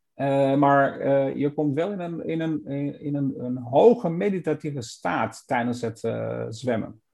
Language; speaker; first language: Dutch; non-native, fluent; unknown